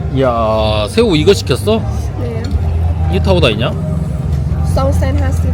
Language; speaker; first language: Korean; native; Korean